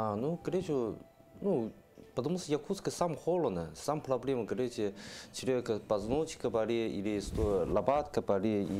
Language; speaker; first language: Russian; non-native, learner; Chinese